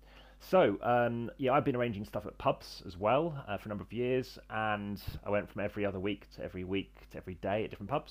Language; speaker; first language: English; native; English